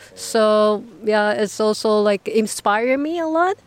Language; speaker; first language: English; non-native, learner; Japanese